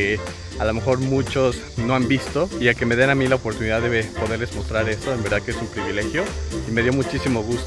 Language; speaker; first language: Spanish; native; Spanish